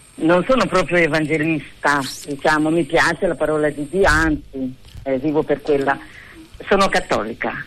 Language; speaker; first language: Italian; non-native, fluent; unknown